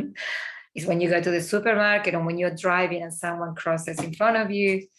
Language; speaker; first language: English; non-native, fluent; Spanish